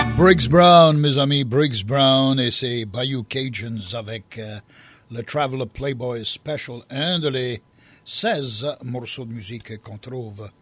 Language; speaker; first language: French; early bilingual, heritage; French